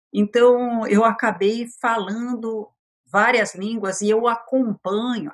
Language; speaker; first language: Portuguese; early bilingual, other home language; French